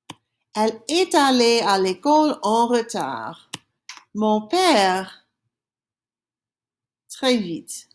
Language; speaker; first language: French; non-native, fluent; English